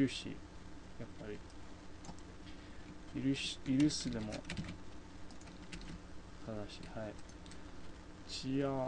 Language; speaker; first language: Japanese; non-native, fluent; English